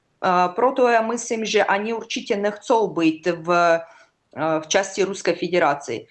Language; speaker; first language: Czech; non-native, learner; Russian